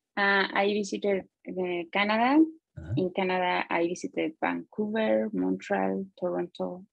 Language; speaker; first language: English; non-native, learner; Spanish